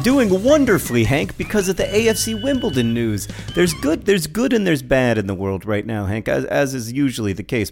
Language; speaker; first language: English; native; English